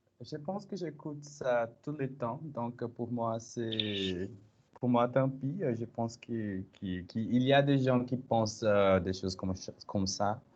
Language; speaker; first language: French; non-native, learner; Portuguese